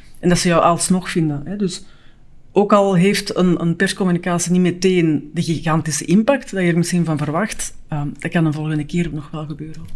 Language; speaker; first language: Dutch; native; Dutch